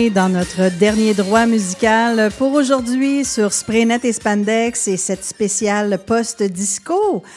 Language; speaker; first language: French; native; French